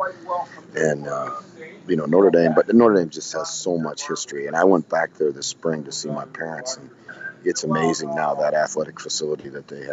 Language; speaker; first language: English; native; English